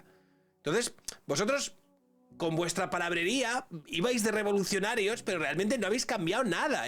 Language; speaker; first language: Spanish; native; Spanish